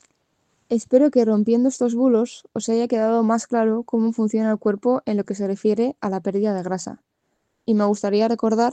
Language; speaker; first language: Spanish; native; Spanish